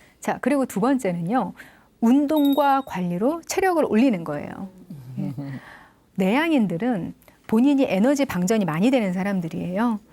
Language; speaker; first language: Korean; native; Korean